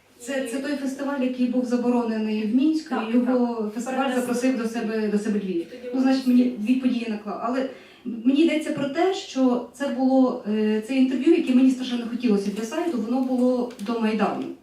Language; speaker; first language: Ukrainian; native; Ukrainian